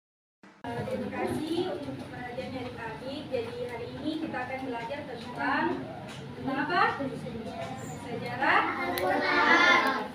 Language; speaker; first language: Indonesian; native; Indonesian